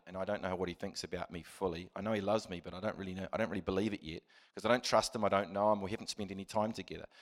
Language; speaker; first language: English; native; English